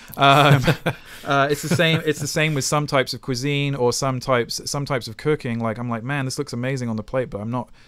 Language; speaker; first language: English; native; English